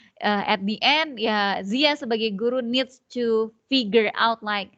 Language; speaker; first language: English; non-native, fluent; Indonesian